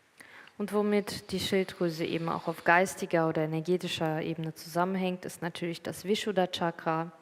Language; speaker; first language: German; native; German